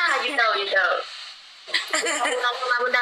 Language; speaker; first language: Indonesian; non-native, learner; Vietnamese